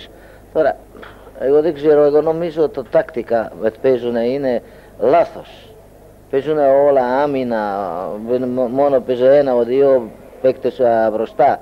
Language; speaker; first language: Greek; non-native, learner; Hungarian